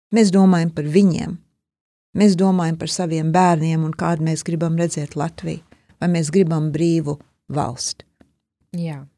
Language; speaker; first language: Latvian; early bilingual, heritage; Latvian